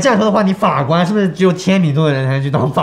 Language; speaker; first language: Chinese; native; Chinese